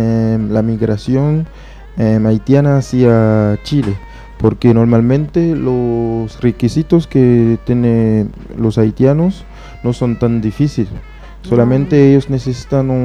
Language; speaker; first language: Spanish; non-native, fluent; Haitian Creole